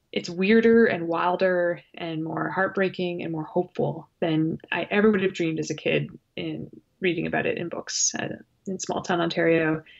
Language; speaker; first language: English; native; English